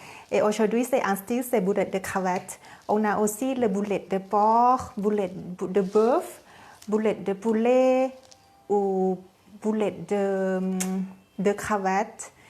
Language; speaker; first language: French; non-native, fluent; Thai